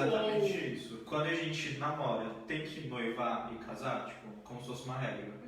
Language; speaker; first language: Portuguese; native; Portuguese